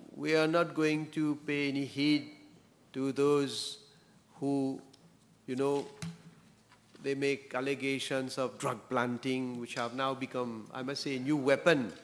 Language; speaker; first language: English; non-native, local second language; Morisyen